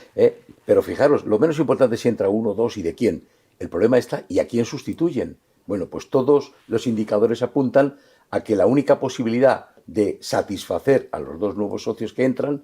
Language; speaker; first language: Spanish; native; Spanish